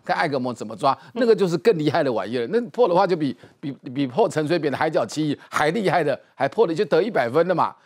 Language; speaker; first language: Chinese; native; Chinese